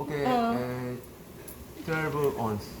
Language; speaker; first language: English; non-native, learner; Korean